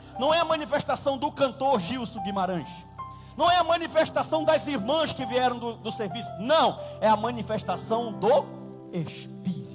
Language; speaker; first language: Portuguese; native; Portuguese